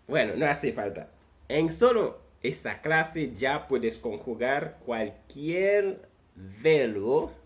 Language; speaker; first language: Spanish; non-native, fluent; Haitian Creole